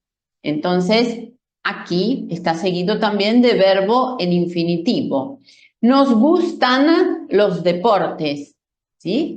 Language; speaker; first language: Spanish; non-native, fluent; Portuguese